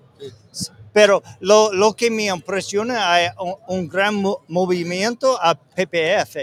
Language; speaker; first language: Spanish; non-native, learner; English